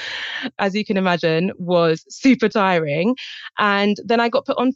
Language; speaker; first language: English; native; English